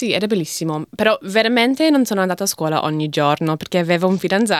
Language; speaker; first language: Italian; non-native, fluent; English